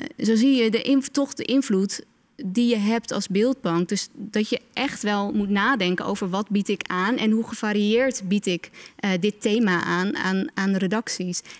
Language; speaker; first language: Dutch; early bilingual, other home language; Turkish